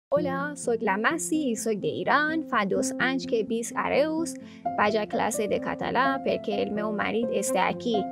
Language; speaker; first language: Catalan; non-native, learner; Persian